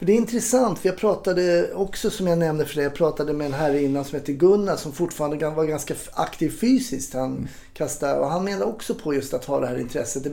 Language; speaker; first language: Swedish; native; Swedish